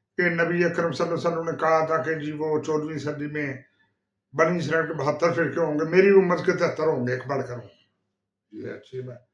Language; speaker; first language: Urdu; non-native, local second language; Punjabi